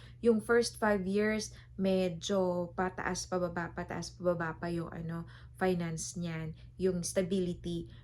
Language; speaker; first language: Filipino; native; Filipino